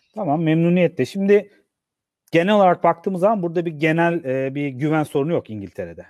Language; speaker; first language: Turkish; native; Turkish